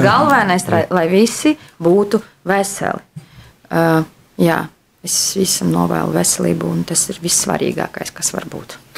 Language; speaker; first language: Latvian; non-native, local second language; Russian